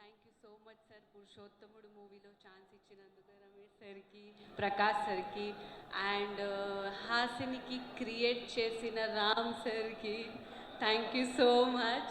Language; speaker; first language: Telugu; non-native, local second language; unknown